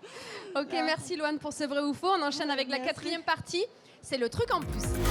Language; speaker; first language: French; native; French